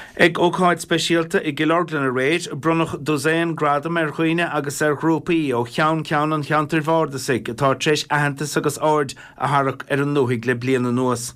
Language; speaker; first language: Irish; native; Irish